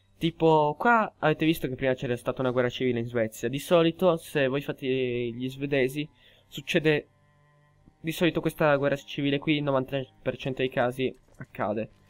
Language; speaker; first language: Italian; early bilingual, heritage; Italian